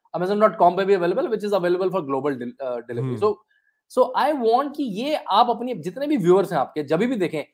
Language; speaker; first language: Hindi; native; Hindi